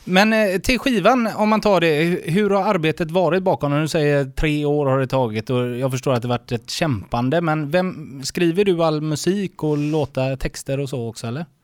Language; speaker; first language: Swedish; native; Swedish